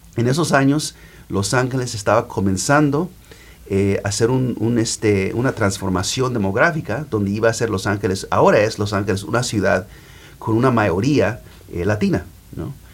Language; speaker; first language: Spanish; early bilingual, heritage; Spanish